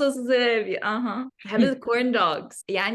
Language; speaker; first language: Egyptian Arabic; non-native, learner; English